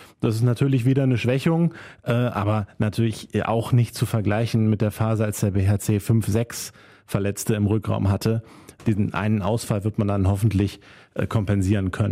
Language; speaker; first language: German; native; German